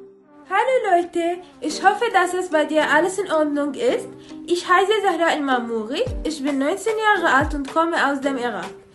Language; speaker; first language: German; non-native, learner; Arabic